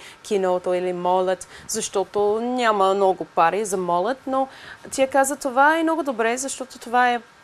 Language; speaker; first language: Bulgarian; non-native, learner; English